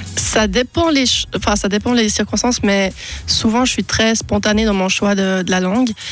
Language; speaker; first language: French; non-native, local second language; German